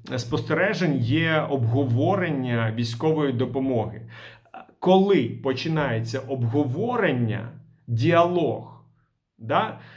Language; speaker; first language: Ukrainian; non-native, local second language; Russian